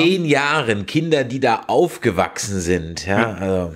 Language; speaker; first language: German; native; German